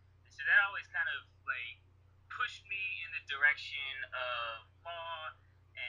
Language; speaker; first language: English; native; English